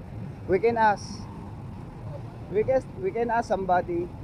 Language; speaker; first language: English; non-native, learner; Filipino